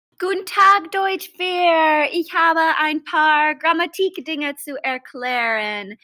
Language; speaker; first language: German; non-native, fluent; English